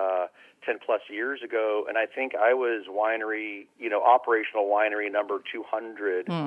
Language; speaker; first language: English; native; English